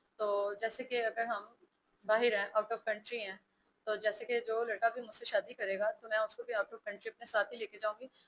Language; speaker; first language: Urdu; native; Urdu